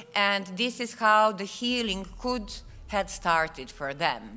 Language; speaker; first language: English; non-native, fluent; Serbian